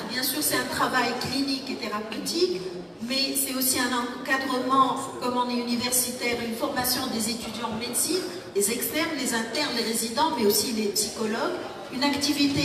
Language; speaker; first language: French; non-native, local second language; Arabic